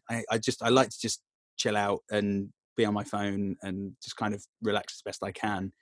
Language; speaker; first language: English; native; English